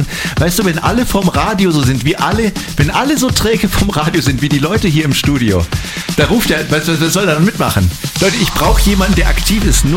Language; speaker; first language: German; native; German